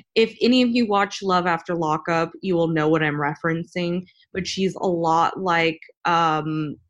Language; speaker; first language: English; native; English